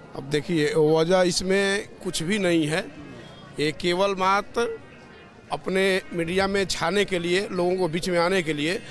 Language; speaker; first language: Hindi; native; Hindi